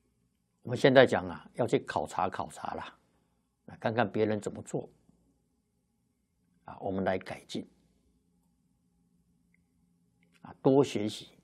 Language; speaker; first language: Chinese; native; Chinese